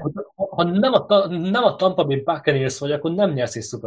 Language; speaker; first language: Hungarian; native; Hungarian